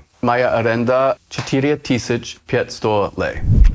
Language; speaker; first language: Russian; non-native, learner; English